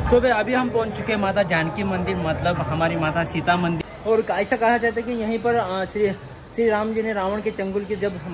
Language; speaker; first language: Hindi; non-native, local second language; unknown